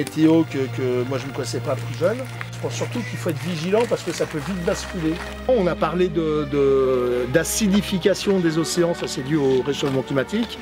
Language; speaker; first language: French; native; French